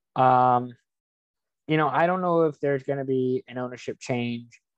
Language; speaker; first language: English; native; English